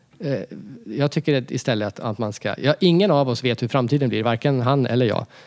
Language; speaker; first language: Swedish; native; Swedish